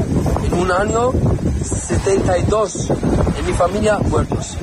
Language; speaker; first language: Spanish; non-native, learner; Arabic